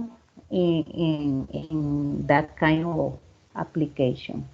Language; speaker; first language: English; non-native, learner; Spanish